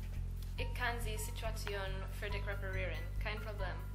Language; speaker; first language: German; non-native, learner; English